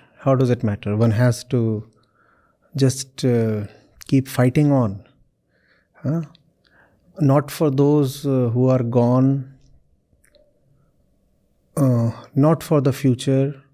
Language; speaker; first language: English; non-native, local second language; Hindi